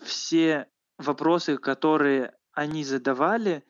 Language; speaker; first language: Russian; native; Russian